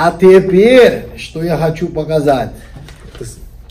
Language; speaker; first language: Russian; non-native, learner; Portuguese